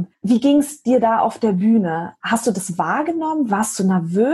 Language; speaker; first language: German; native; German